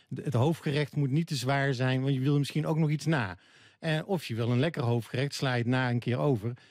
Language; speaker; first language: Dutch; native; Dutch